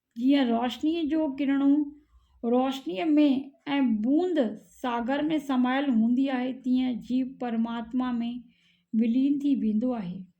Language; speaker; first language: Sindhi; early bilingual, heritage; Sindhi